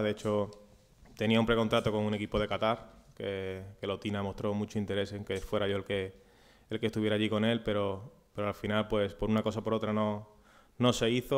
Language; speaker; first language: Spanish; native; Spanish